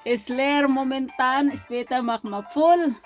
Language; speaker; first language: German; non-native, learner; Filipino